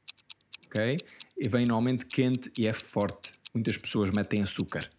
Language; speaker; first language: Portuguese; early bilingual, heritage; Portuguese